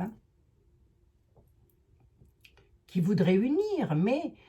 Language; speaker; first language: French; native; French